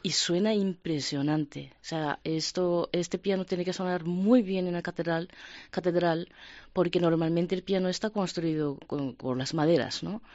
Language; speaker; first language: Spanish; non-native, fluent; Japanese